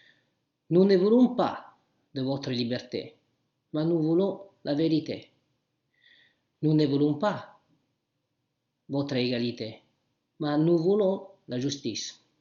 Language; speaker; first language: French; non-native, learner; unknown